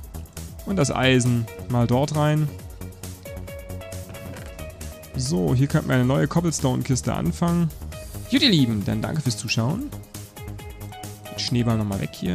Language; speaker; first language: German; native; German